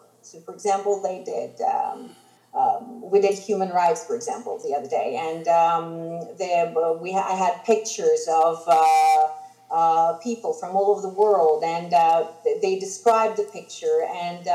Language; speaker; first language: English; non-native, fluent; Greek